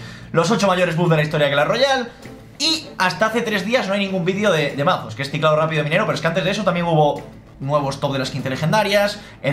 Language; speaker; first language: Spanish; native; Spanish